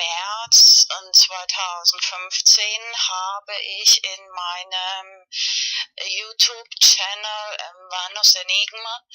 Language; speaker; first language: German; non-native, learner; Spanish